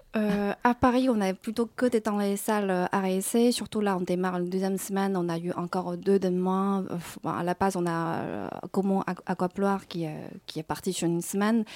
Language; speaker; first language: French; non-native, fluent; Chinese